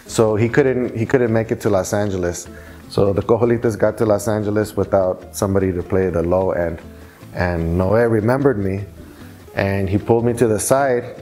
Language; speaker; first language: English; native; English